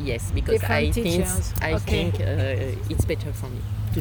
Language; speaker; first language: English; non-native, learner; French